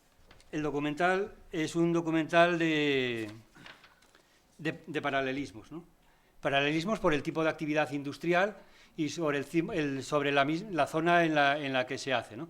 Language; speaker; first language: Spanish; native; Spanish